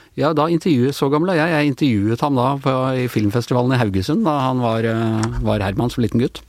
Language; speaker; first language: Norwegian; native; Norwegian